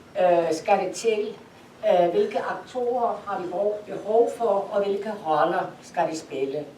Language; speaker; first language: Danish; non-native, fluent; Icelandic